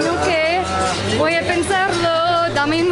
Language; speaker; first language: Spanish; non-native, learner; English